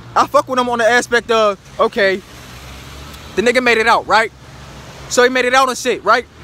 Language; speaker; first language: English; native; English